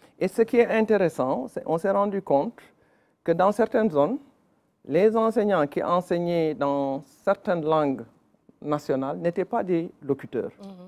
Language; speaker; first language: French; non-native, local second language; Wolof